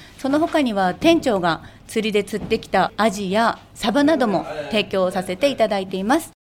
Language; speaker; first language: Japanese; native; Japanese